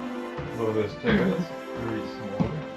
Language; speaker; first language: English; non-native, learner; French